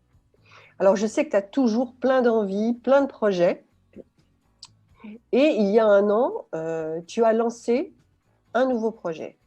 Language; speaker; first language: French; native; French